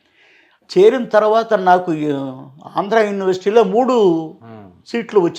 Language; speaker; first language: Telugu; native; Telugu